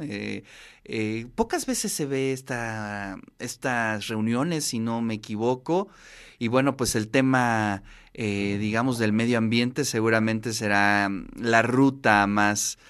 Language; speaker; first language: Spanish; native; Spanish